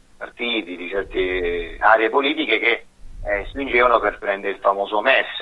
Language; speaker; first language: Italian; native; Italian